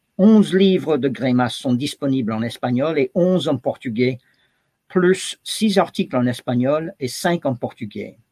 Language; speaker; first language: French; non-native, fluent; English